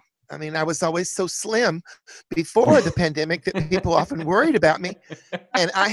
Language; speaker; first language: English; native; English